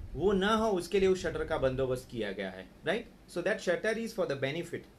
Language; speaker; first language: Hindi; non-native, local second language; Gujarati